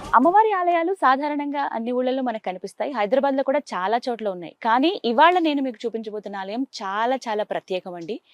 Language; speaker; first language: Telugu; native; Telugu